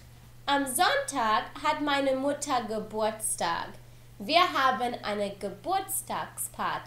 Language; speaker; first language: German; non-native, learner; English